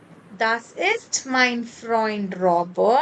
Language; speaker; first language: German; non-native, learner; Tamil